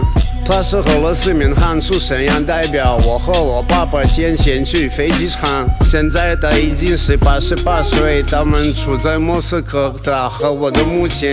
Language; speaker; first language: Chinese; non-native, learner; Russian